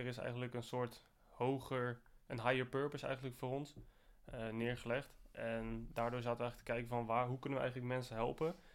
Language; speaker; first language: Dutch; native; Dutch